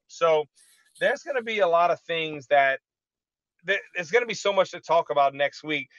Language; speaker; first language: English; native; English